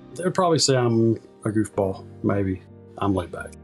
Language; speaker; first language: English; native; English